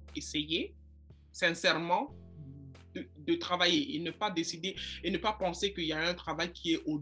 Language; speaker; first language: French; non-native, fluent; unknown